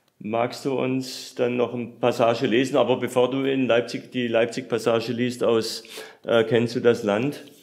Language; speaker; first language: German; native; German